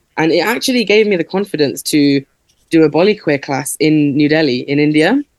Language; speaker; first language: English; native; English